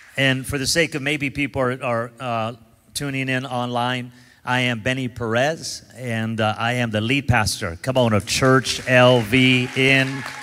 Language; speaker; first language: English; native; English